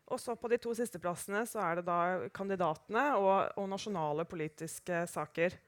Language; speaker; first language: Norwegian; native; Norwegian